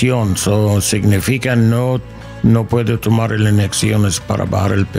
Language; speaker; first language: Spanish; non-native, learner; English